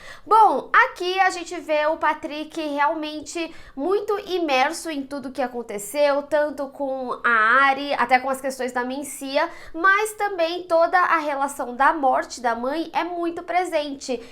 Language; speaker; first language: Portuguese; native; Portuguese